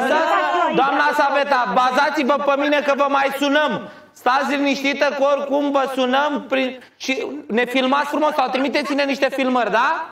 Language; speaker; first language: Romanian; native; Romanian